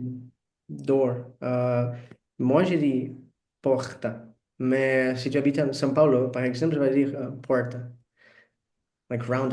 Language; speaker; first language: French; non-native, learner; Portuguese